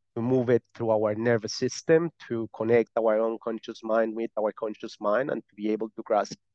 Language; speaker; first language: English; non-native, fluent; Spanish